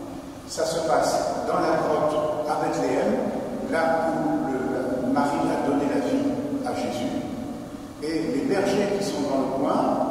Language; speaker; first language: French; native; French